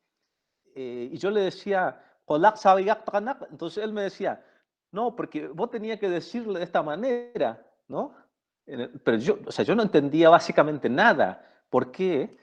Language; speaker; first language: Spanish; non-native, local second language; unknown